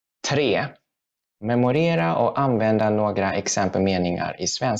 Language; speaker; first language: Swedish; non-native, fluent; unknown